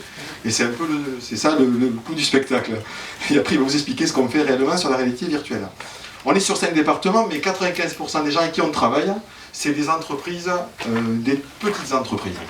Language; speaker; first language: French; native; French